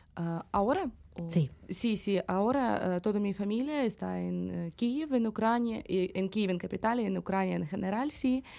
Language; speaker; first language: Spanish; non-native, fluent; Ukrainian